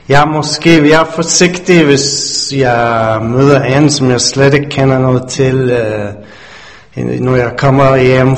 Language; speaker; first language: Danish; non-native, fluent; English